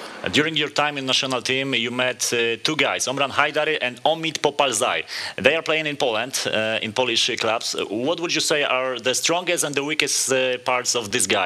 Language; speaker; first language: English; non-native, fluent; Polish